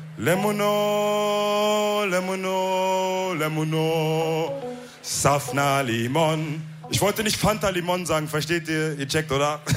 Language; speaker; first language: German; early bilingual, other home language; Wolof